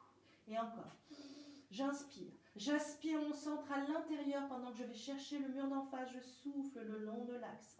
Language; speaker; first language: French; native; French